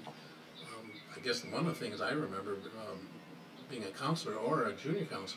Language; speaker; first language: English; native; English